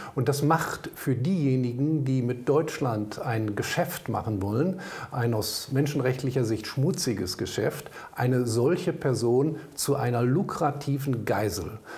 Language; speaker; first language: German; native; German